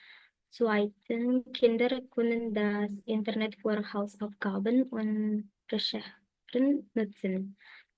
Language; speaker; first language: German; non-native, learner; Indonesian